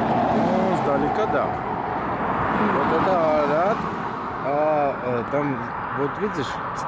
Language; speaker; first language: Russian; non-native, fluent; Armenian